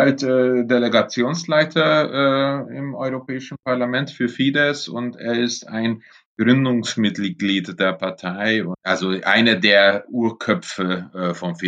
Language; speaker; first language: German; non-native, fluent; Hungarian